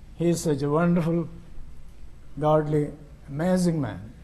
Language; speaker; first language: English; non-native, local second language; Telugu